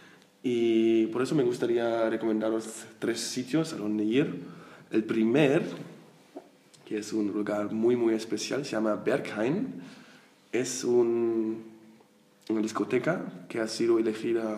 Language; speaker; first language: Spanish; non-native, fluent; German